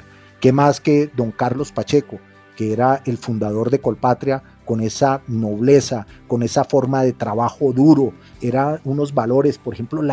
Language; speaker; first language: Spanish; native; Spanish